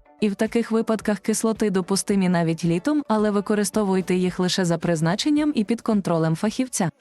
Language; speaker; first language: Ukrainian; native; Ukrainian